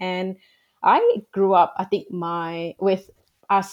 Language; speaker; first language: English; non-native, local second language; Malay